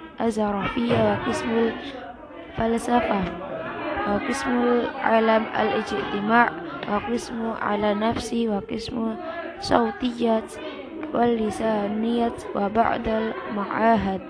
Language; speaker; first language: Arabic; non-native, learner; Indonesian